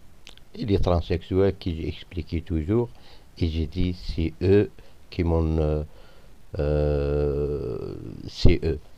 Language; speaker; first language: French; non-native, fluent; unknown